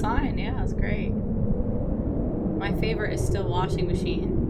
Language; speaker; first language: English; native; English